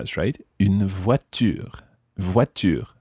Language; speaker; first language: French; non-native, fluent; English